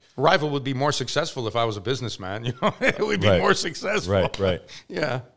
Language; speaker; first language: English; native; English